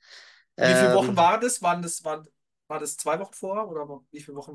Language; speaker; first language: German; native; German